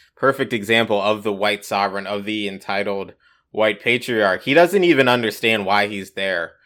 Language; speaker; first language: English; native; English